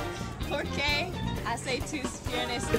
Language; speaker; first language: Spanish; non-native, learner; English